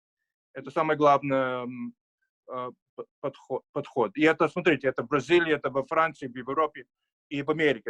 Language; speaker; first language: Russian; early bilingual, heritage; Russian